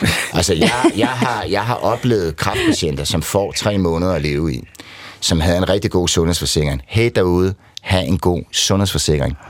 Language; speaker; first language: Danish; native; Danish